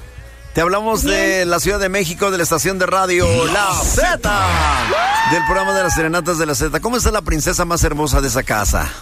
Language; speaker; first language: Spanish; native; Spanish